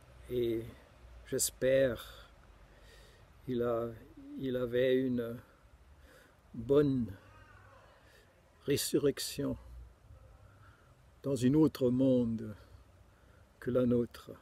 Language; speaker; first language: French; non-native, fluent; German